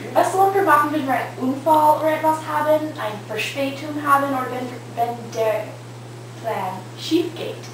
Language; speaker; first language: German; non-native, learner; English